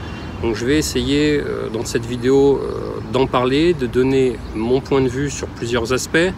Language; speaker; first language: French; native; French